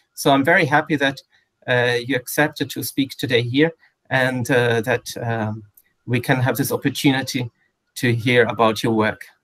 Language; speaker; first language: English; non-native, fluent; Portuguese